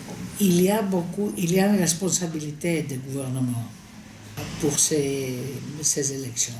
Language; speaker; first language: French; non-native, fluent; Greek